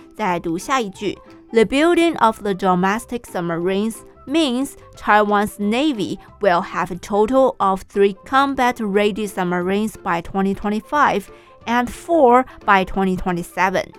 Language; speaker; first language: English; non-native, fluent; Chinese